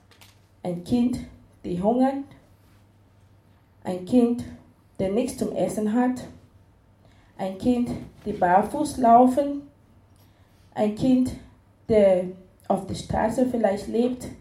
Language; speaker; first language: German; non-native, fluent; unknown